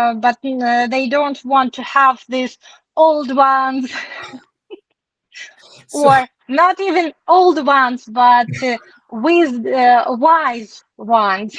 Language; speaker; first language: English; non-native, learner; Ukrainian